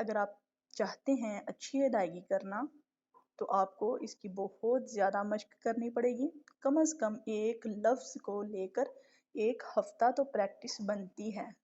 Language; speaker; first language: Urdu; native; Urdu